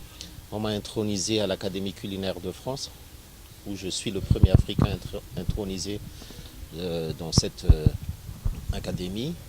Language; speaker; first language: French; non-native, local second language; Malagasy